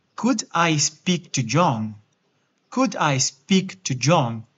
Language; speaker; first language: English; non-native, fluent; Portuguese